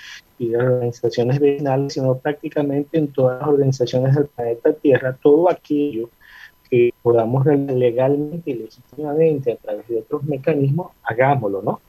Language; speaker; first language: Spanish; native; Spanish